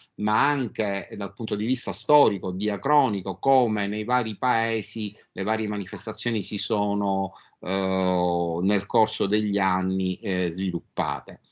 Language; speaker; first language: Italian; native; Italian